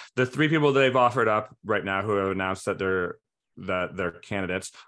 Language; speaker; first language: English; native; English